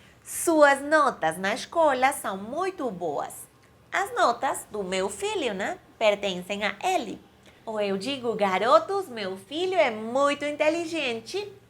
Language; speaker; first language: Portuguese; non-native, fluent; Spanish